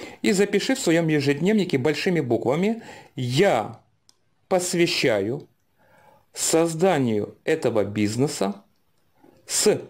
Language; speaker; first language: Russian; native; Russian